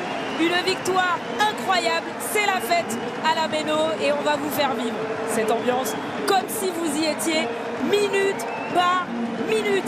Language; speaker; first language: French; native; French